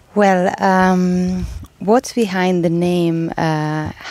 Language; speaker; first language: English; non-native, fluent; Spanish